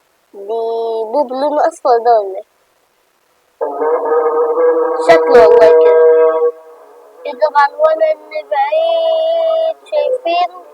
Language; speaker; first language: Arabic; native; Arabic